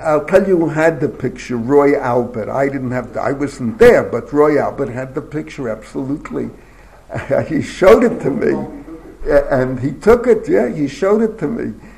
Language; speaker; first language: English; native; English